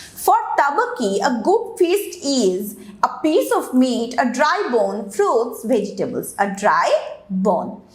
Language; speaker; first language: English; non-native, local second language; Bangla